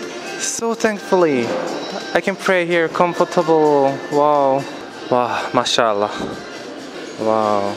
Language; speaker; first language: English; non-native, learner; Korean